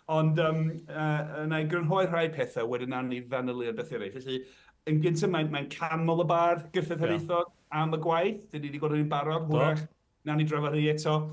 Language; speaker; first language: Welsh; native; Welsh